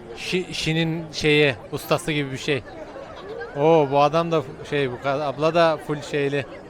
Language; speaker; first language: Turkish; native; Turkish